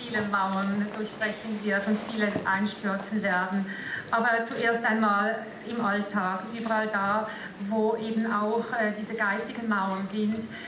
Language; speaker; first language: German; native; German